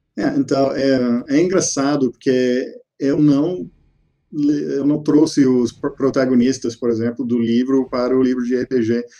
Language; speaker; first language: Portuguese; non-native, fluent; English